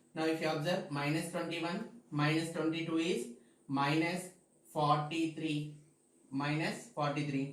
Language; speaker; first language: English; non-native, local second language; Telugu